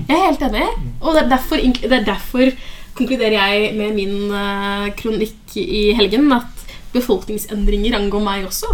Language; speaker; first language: Norwegian; early bilingual, other home language; Somali